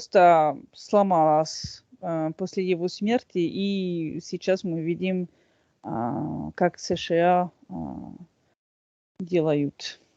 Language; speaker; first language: Russian; non-native, fluent; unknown